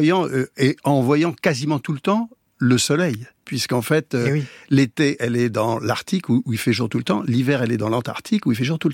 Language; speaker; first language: French; native; French